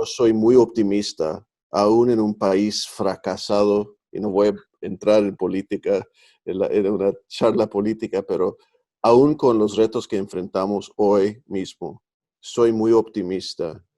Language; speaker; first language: Spanish; early bilingual, heritage; Spanish